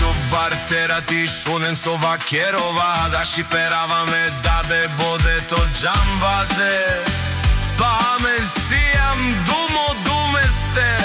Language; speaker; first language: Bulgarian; non-native, local second language; Romany